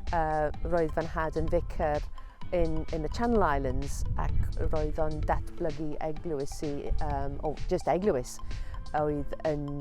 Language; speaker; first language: Welsh; non-native, fluent; English